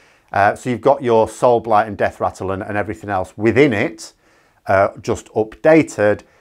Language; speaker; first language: English; native; English